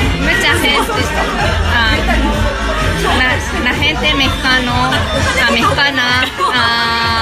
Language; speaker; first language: Spanish; non-native, learner; Japanese